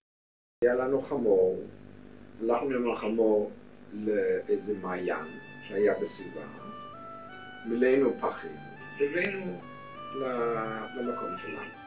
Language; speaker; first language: Hebrew; non-native, fluent; German